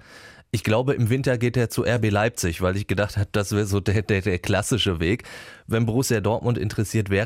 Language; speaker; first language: German; native; German